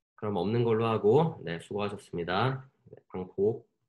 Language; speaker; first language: Korean; native; Korean